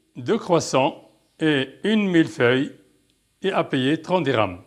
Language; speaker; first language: French; non-native, local second language; Arabic